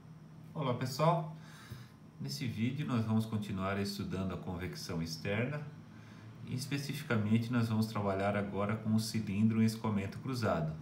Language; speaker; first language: Portuguese; native; Portuguese